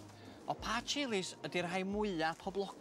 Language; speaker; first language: Welsh; native; Welsh